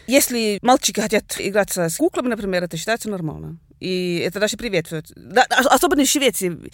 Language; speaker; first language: Russian; non-native, fluent; Swedish